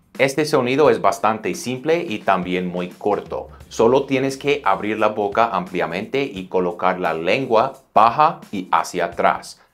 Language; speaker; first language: Spanish; non-native, fluent; English